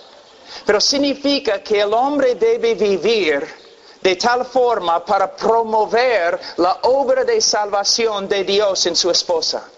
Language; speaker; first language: Spanish; non-native, fluent; English